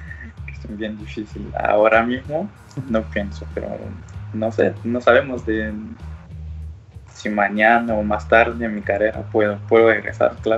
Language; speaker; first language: Spanish; early bilingual, other home language; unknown